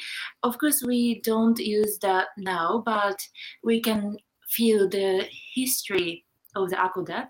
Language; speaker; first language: English; non-native, fluent; Japanese